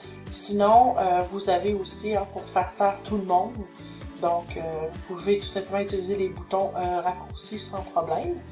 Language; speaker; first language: French; native; French